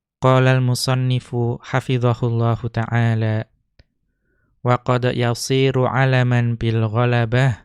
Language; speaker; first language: Arabic; non-native, fluent; Indonesian